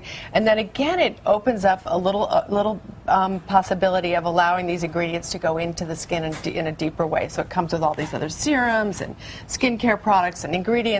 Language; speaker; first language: English; native; English